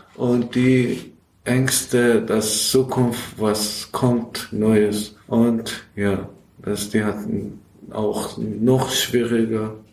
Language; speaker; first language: German; non-native, learner; Persian